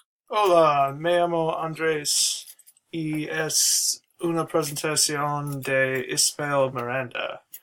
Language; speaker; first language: Spanish; non-native, learner; English